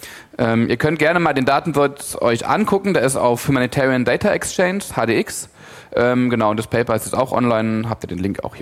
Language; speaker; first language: German; native; German